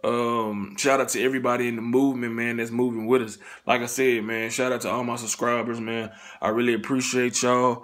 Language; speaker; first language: English; native; English